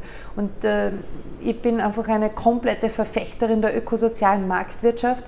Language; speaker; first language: German; native; German